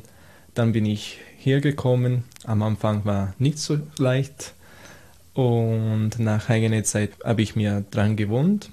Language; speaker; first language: German; non-native, fluent; Italian